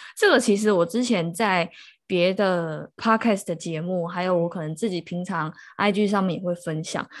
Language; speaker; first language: Chinese; native; Chinese